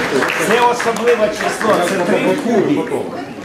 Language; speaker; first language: Ukrainian; native; Ukrainian